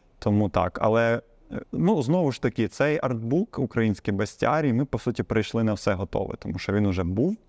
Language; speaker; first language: Ukrainian; native; Ukrainian